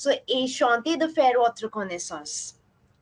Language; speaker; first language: French; non-native, learner; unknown